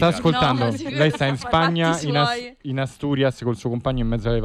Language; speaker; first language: Italian; native; Italian